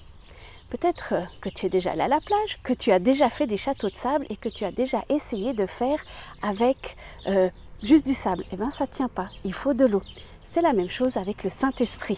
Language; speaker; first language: French; native; French